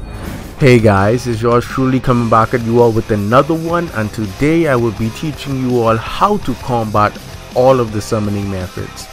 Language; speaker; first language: English; native; English